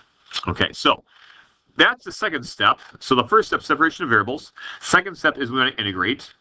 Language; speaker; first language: English; native; English